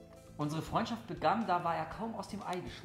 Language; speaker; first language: German; native; German